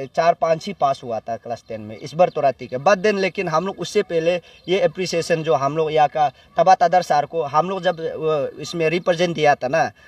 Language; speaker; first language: Hindi; non-native, local second language; Nyishi